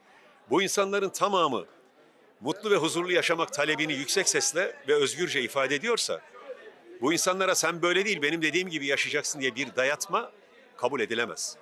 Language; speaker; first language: Turkish; native; Turkish